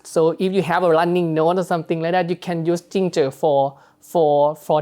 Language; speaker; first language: English; non-native, learner; Thai